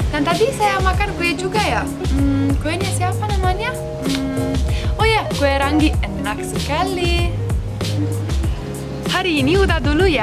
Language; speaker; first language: Indonesian; non-native, learner; Romanian